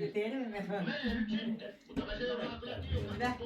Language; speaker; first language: Finnish; native; Finnish